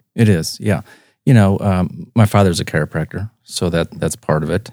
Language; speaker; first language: English; native; English